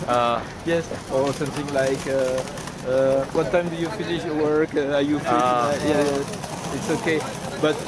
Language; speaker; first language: English; non-native, learner; French